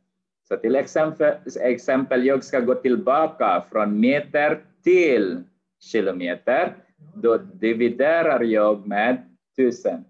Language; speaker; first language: Swedish; non-native, fluent; Arabic